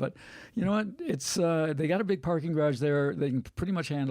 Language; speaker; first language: English; native; English